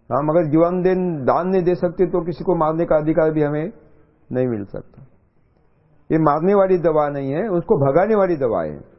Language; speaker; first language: Hindi; non-native, local second language; Marathi